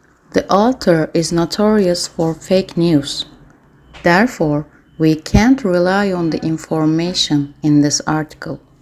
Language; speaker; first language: English; non-native, fluent; Turkish